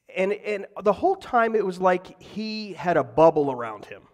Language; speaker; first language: English; native; English